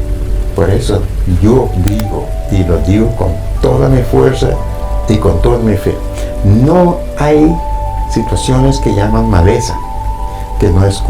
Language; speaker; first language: Spanish; non-native, fluent; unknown